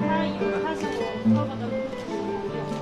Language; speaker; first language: Chinese; non-native, learner; Nepali